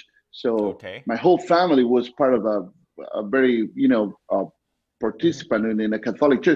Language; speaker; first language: English; non-native, fluent; Spanish